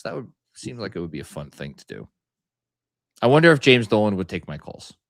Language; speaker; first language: English; native; English